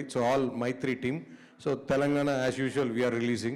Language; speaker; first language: Telugu; native; Telugu